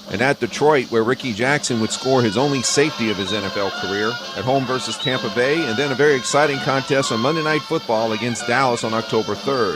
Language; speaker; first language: English; native; English